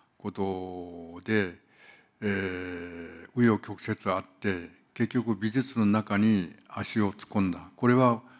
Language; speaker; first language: Japanese; non-native, fluent; Korean